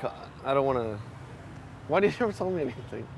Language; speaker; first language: English; native; English